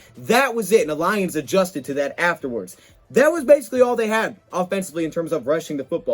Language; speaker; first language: English; native; English